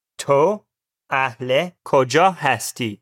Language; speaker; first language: Persian; non-native, learner; English